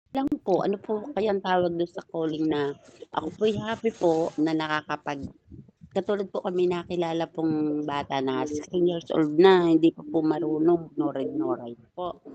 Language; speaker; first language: Filipino; native; Filipino